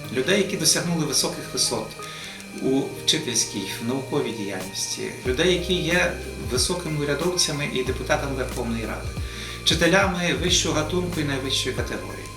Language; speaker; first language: Ukrainian; native; Ukrainian